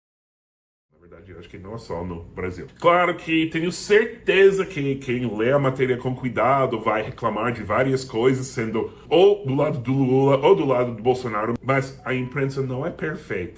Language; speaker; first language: Portuguese; non-native, fluent; English